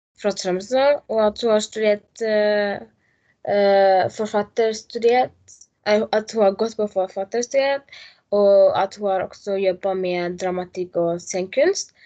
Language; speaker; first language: Norwegian; non-native, learner; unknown